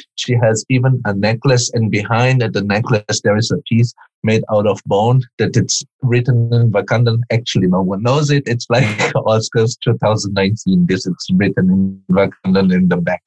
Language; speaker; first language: English; non-native, fluent; Portuguese